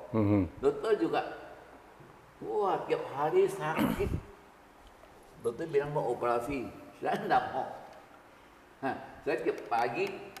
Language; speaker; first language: Indonesian; early bilingual, other home language; Min Nan Chinese